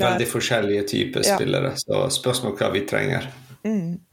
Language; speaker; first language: Norwegian; non-native, fluent; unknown